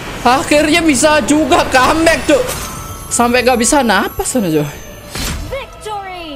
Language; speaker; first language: Indonesian; native; Indonesian